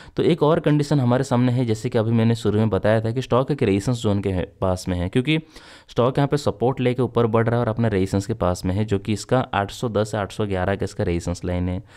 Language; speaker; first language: Hindi; native; Hindi